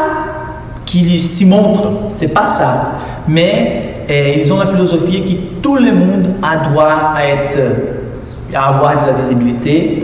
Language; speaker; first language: French; non-native, fluent; Portuguese